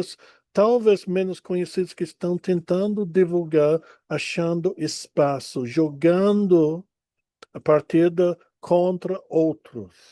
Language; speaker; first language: Portuguese; non-native, fluent; English